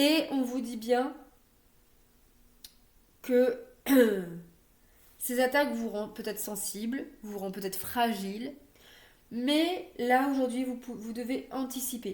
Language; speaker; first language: French; native; French